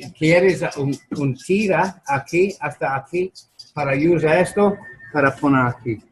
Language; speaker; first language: Spanish; non-native, learner; English